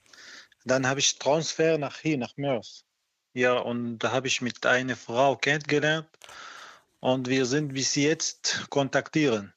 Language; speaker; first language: German; non-native, learner; Arabic